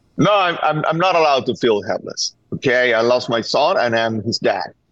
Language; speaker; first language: English; non-native, fluent; Spanish